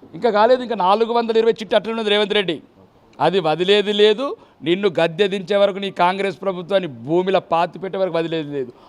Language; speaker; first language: Telugu; native; Telugu